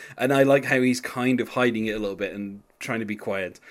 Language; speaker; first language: English; native; English